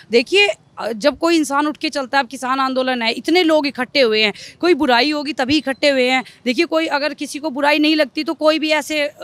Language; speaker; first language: Hindi; native; Hindi